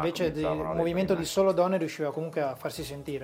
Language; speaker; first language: Italian; native; Italian